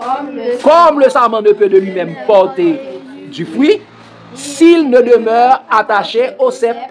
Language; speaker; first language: French; non-native, local second language; Haitian Creole